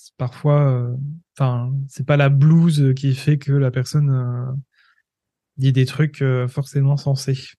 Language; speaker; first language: French; native; French